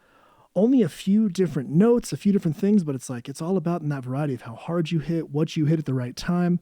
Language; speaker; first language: English; native; English